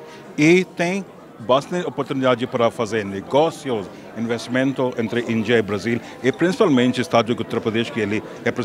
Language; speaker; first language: Portuguese; non-native, fluent; Hindi